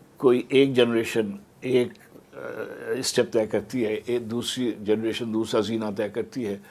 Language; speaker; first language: Urdu; native; Urdu